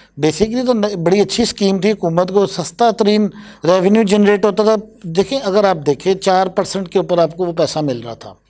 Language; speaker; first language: Urdu; non-native, local second language; Punjabi